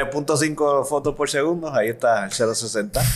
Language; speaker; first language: Spanish; native; Spanish